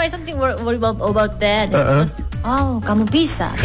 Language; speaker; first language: English; non-native, learner; Korean